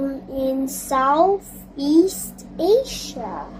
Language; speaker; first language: English; non-native, learner; Filipino